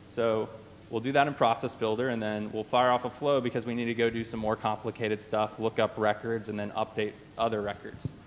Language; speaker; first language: English; native; English